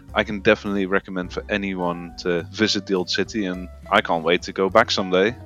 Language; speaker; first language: English; non-native, fluent; Dutch